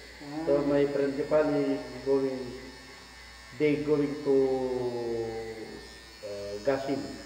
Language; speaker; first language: English; non-native, local second language; Filipino